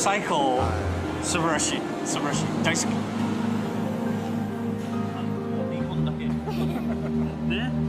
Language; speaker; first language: Japanese; non-native, learner; English